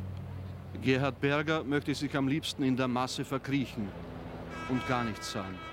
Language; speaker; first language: German; native; German